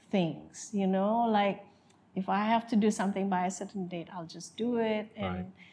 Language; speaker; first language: English; non-native, local second language; Malay